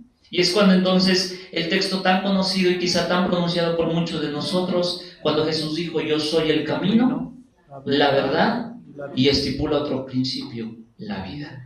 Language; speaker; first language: Spanish; native; Spanish